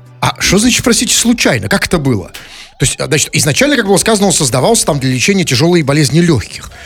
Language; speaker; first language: Russian; native; Russian